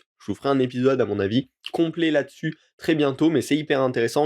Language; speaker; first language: French; native; French